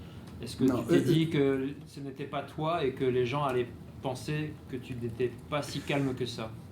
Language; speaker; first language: French; native; French